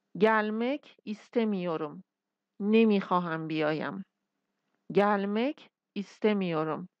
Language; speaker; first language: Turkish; non-native, fluent; Persian